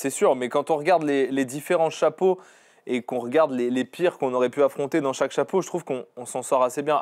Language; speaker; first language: French; native; French